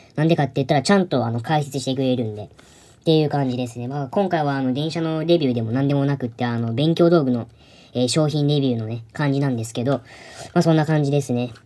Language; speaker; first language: Japanese; native; Japanese